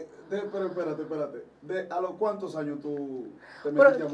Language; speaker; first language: Spanish; native; Spanish